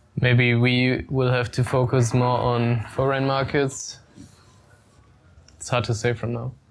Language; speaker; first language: English; non-native, fluent; German